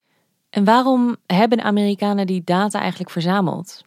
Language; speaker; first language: Dutch; native; Dutch